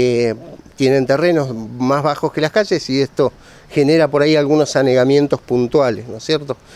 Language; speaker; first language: Spanish; native; Spanish